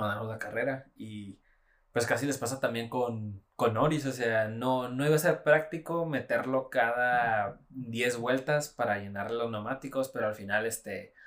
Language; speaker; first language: Spanish; native; Spanish